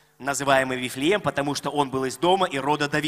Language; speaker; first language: Russian; native; Russian